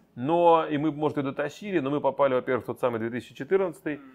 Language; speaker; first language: Russian; native; Russian